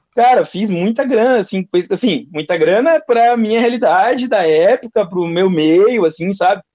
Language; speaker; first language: Portuguese; native; Portuguese